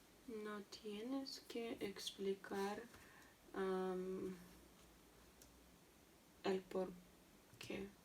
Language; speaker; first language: Spanish; non-native, learner; Russian